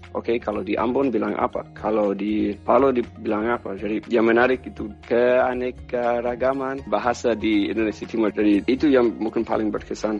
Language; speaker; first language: Indonesian; non-native, fluent; English